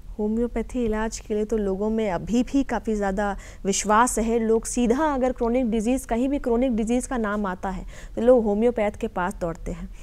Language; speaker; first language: Hindi; native; Hindi